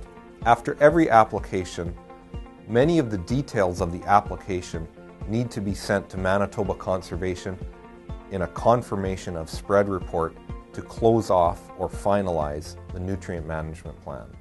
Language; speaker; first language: English; native; English